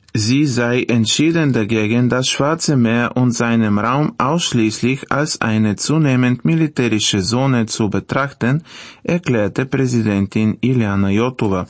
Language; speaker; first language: German; non-native, fluent; Bulgarian